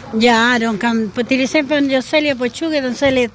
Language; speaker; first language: Swedish; non-native, learner; Spanish